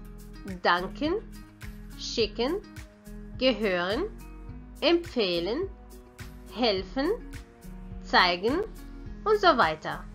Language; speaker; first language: German; non-native, fluent; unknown